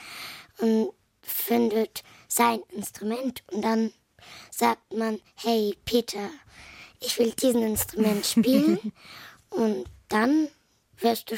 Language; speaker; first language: German; early bilingual, other home language; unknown